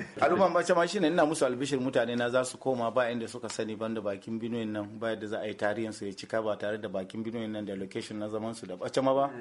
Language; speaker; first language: Hausa; non-native, local second language; Fula